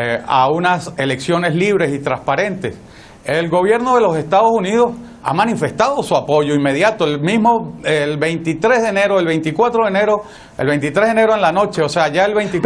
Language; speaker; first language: Spanish; native; Spanish